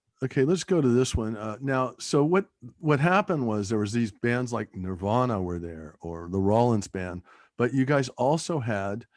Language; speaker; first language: English; native; English